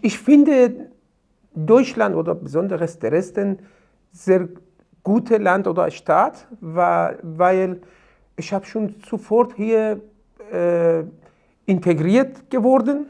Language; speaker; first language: German; non-native, learner; Persian